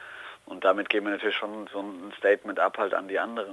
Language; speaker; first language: German; native; German